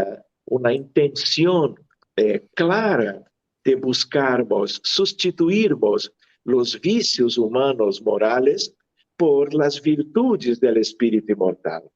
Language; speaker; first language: Spanish; non-native, fluent; Portuguese